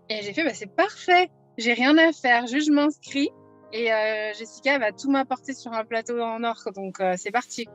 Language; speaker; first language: French; native; French